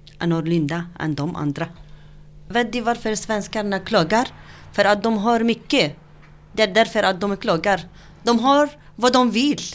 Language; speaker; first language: Swedish; non-native, learner; Arabic